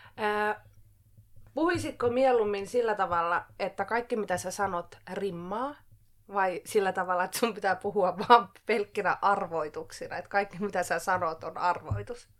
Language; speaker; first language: Finnish; non-native, local second language; Swedish